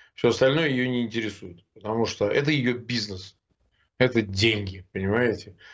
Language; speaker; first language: Russian; native; Russian